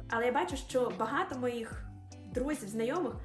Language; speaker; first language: Ukrainian; non-native, local second language; Russian